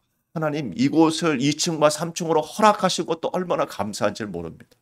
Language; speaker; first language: Korean; native; Korean